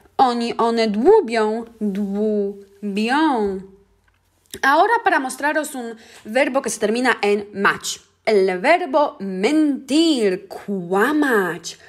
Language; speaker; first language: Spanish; non-native, fluent; Polish